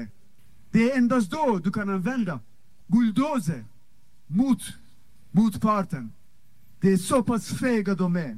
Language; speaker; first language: Swedish; non-native, fluent; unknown